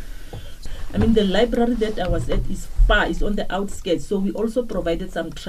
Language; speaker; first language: English; non-native, local second language; Tswana